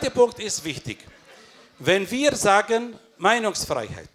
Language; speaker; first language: German; non-native, fluent; Arabic